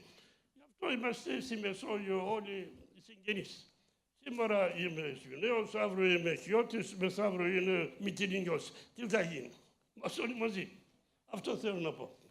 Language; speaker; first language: Greek; early bilingual, heritage; Greek